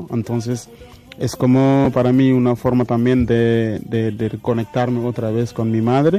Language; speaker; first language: Spanish; non-native, fluent; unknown